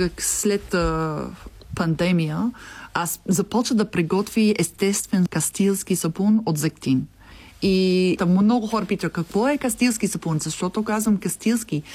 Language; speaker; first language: Bulgarian; non-native, learner; English